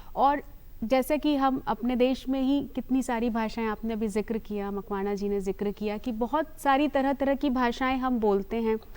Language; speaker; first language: Hindi; native; Hindi